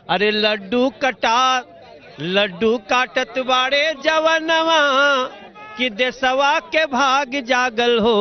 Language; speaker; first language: Hindi; native; Hindi